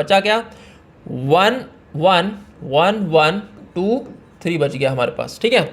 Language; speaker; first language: Hindi; native; Hindi